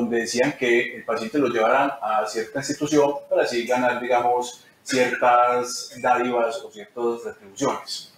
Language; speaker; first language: Spanish; native; Spanish